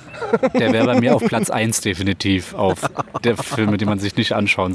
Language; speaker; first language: German; native; German